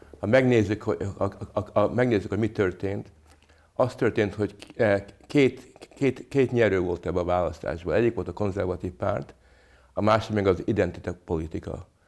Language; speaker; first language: Hungarian; early bilingual, other home language; English